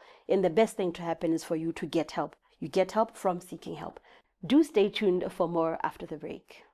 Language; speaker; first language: English; non-native, local second language; Southern Sotho